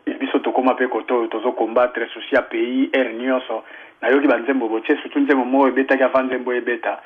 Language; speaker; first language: Lingala; native; Lingala